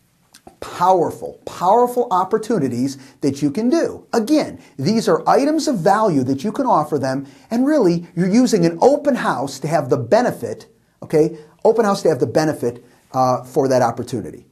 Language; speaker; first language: English; native; English